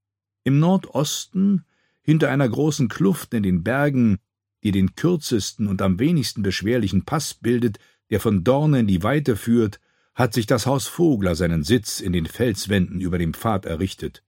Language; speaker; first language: German; native; German